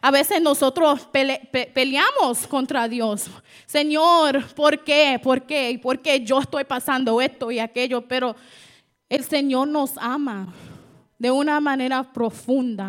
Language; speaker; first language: Spanish; early bilingual, heritage; Spanish